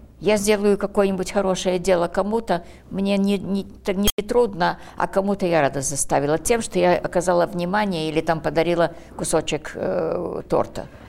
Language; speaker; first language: Russian; early bilingual, heritage; Russian